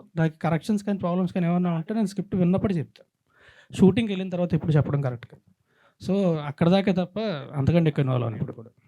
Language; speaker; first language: Telugu; native; Telugu